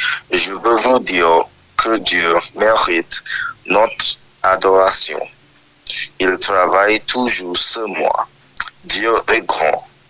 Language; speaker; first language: French; non-native, learner; English